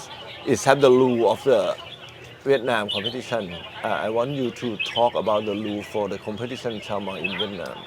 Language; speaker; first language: English; non-native, learner; Thai